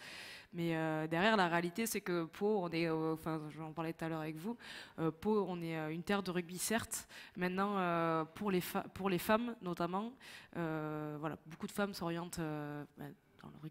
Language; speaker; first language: French; native; French